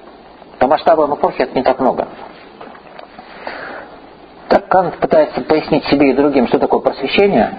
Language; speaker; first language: Russian; native; Russian